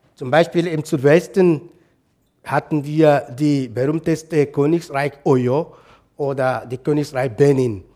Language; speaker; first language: German; non-native, fluent; Igbo